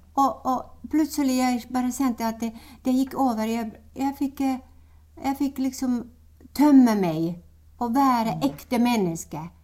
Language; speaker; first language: Norwegian; non-native, fluent; Finnish